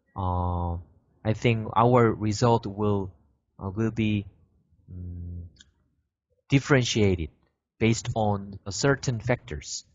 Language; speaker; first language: English; non-native, learner; Korean